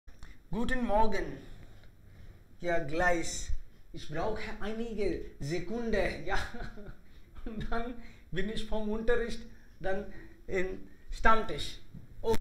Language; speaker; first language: German; non-native, fluent; Hindi